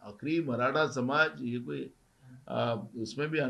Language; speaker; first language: Hindi; non-native, local second language; Marathi